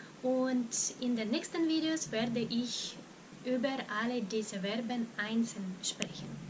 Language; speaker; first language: German; non-native, fluent; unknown